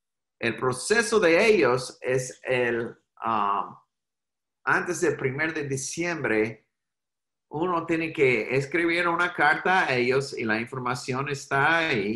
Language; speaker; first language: Spanish; non-native, fluent; English